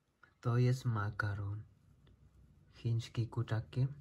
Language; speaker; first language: Polish; non-native, learner; Vietnamese